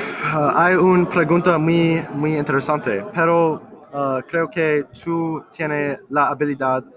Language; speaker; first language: Spanish; non-native, learner; English